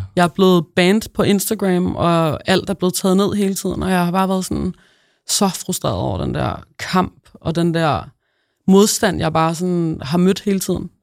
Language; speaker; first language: Danish; native; Danish